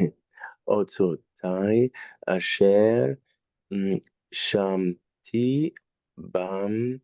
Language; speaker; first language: Hebrew; non-native, learner; English